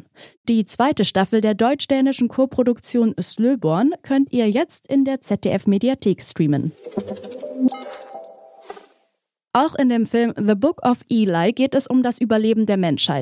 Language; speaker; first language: German; native; German